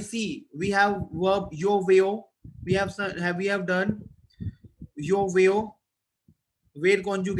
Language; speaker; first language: English; non-native, local second language; Hindi